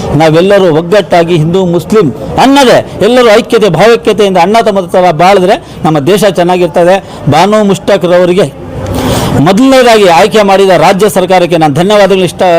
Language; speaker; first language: Kannada; non-native, local second language; Urdu